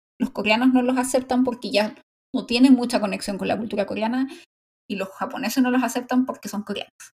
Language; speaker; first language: Spanish; native; Spanish